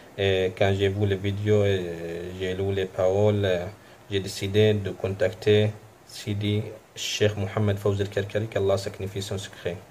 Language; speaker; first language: French; non-native, fluent; Arabic